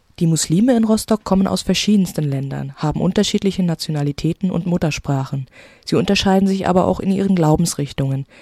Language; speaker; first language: German; native; German